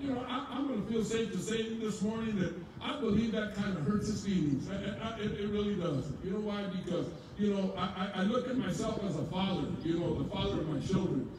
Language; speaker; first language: English; early bilingual, other home language; Spanish